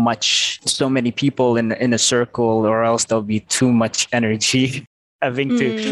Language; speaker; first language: English; non-native, local second language; Malay